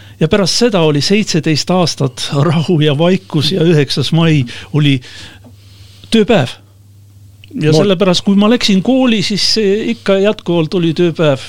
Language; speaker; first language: Estonian; non-native, local second language; Russian